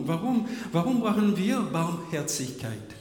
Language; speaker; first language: German; non-native, fluent; French